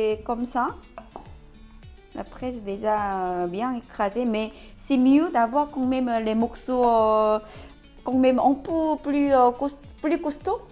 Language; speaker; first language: French; non-native, learner; Korean